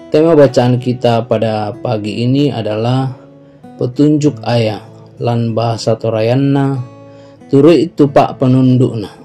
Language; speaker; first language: Indonesian; native; Indonesian